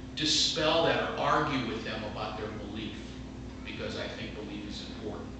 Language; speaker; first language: English; native; English